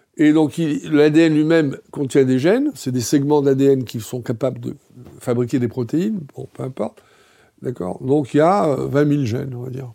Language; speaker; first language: French; native; French